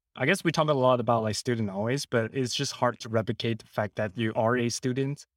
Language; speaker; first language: English; non-native, local second language; Cantonese